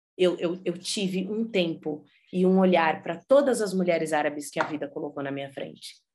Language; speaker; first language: Portuguese; early bilingual, heritage; Portuguese